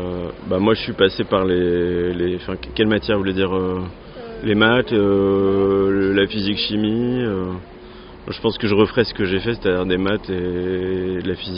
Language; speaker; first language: French; native; French